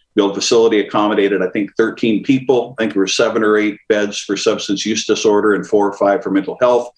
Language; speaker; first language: English; native; English